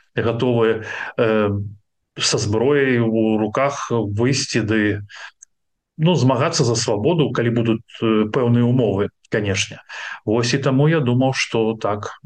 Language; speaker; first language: Belarusian; non-native, local second language; Russian